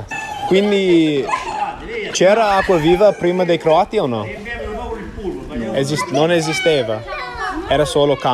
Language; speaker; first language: Italian; non-native, fluent; English